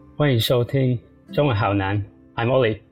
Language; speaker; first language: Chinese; non-native, fluent; English